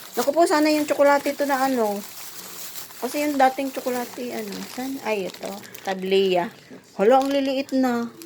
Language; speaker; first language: Filipino; non-native, local second language; Cebuano